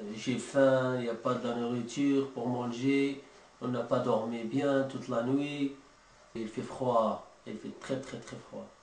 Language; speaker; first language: French; non-native, learner; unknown